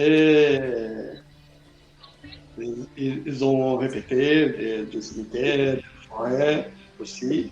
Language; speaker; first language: French; non-native, learner; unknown